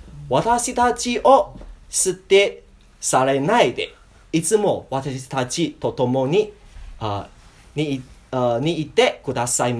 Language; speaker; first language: Japanese; non-native, learner; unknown